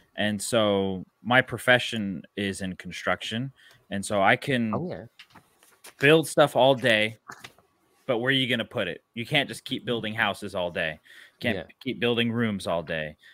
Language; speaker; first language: English; native; English